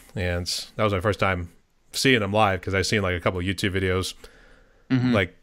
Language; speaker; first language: English; native; English